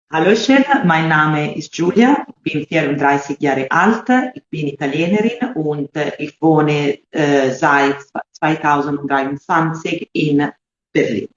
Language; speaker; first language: German; non-native, learner; Italian